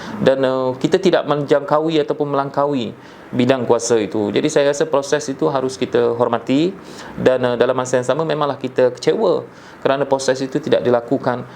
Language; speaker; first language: Malay; native; Malay